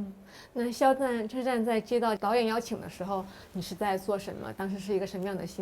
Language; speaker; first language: Chinese; native; Chinese